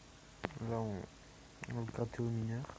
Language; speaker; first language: French; native; French